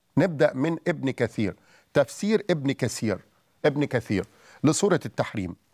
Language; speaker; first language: Arabic; native; Arabic